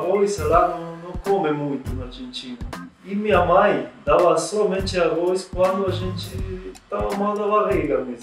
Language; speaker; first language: Portuguese; non-native, fluent; Spanish